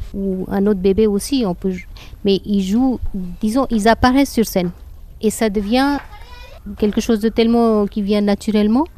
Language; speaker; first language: French; non-native, fluent; Hindi